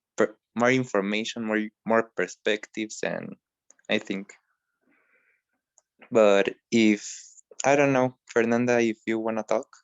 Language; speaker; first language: English; non-native, learner; Spanish